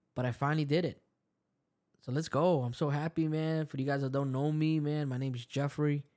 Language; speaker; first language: English; early bilingual, other home language; Spanish